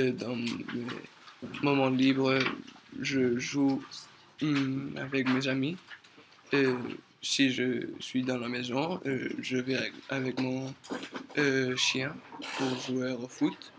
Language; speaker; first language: French; non-native, learner; Spanish